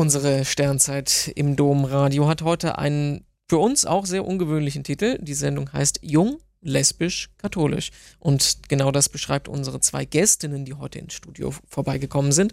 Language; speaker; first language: German; native; German